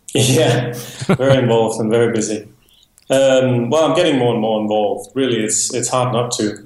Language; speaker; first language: English; non-native, fluent; Danish